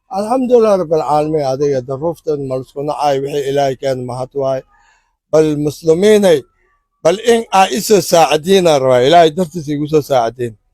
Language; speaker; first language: Somali; native; Somali